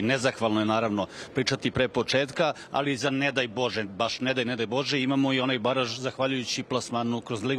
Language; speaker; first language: Serbian; native; Serbian